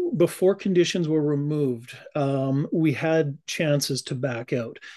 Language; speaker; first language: English; native; English